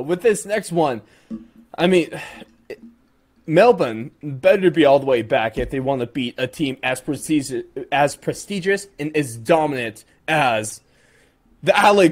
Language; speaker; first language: English; native; English